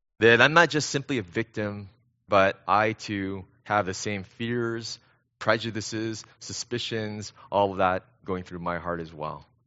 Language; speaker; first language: English; early bilingual, other home language; Korean